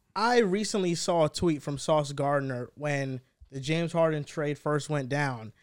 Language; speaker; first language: English; early bilingual, heritage; Spanish